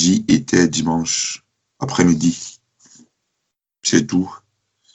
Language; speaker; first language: French; non-native, fluent; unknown